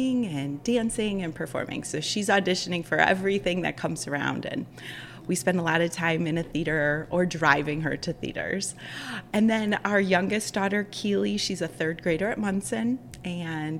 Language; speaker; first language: English; native; English